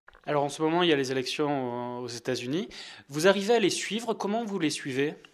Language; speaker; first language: French; native; French